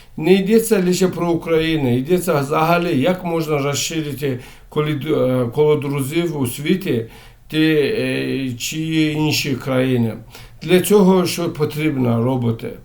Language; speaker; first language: Ukrainian; non-native, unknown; Azerbaijani